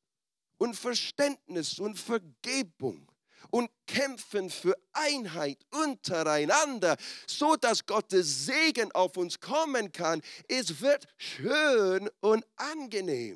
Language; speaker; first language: German; non-native, fluent; English